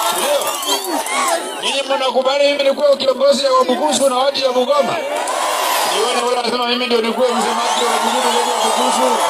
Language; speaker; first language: Swahili; non-native, local second language; Luyia